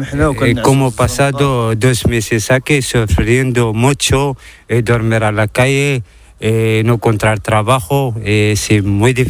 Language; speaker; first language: Spanish; non-native, learner; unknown